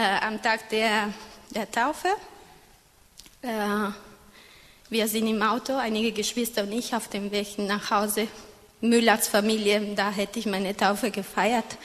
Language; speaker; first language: German; non-native, fluent; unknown